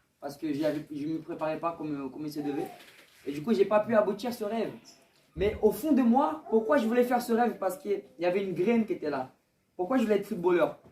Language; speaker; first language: French; early bilingual, other home language; Portuguese